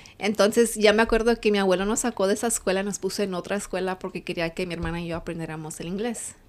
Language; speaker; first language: Spanish; early bilingual, heritage; Spanish